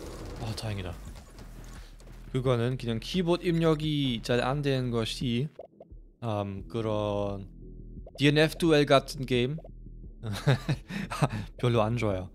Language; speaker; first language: Korean; non-native, fluent; German